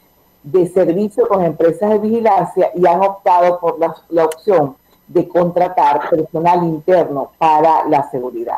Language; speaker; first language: Spanish; native; Spanish